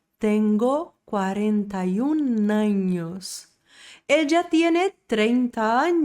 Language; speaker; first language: Spanish; non-native, fluent; Portuguese